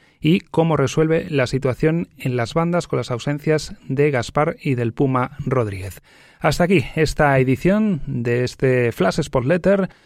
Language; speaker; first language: Spanish; native; Spanish